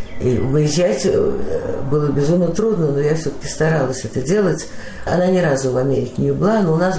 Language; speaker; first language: Russian; native; Russian